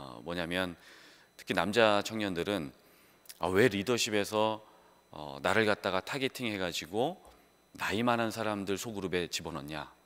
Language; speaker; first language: Korean; native; Korean